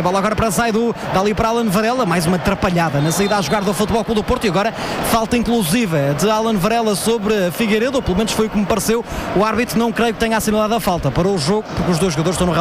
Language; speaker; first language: Portuguese; native; Portuguese